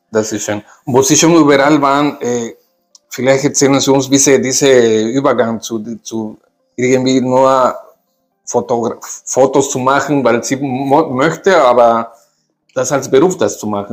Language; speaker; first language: German; non-native, fluent; Spanish